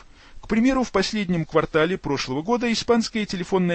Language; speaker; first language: Russian; native; Russian